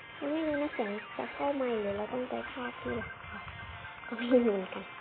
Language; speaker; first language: Thai; native; Thai